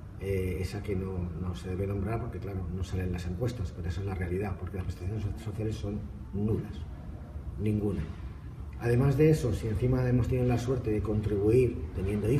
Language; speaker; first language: Spanish; native; Spanish